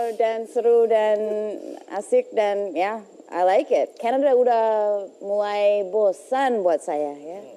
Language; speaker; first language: Indonesian; non-native, fluent; English